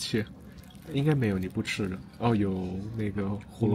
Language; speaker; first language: Chinese; non-native, fluent; Indonesian